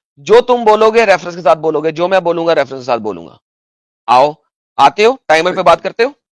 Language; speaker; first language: Urdu; non-native, local second language; Punjabi